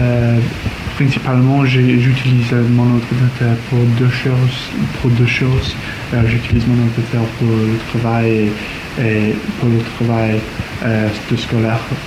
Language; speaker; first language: French; non-native, learner; English